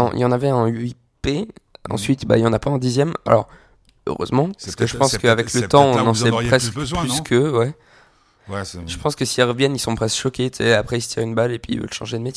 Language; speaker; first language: French; native; French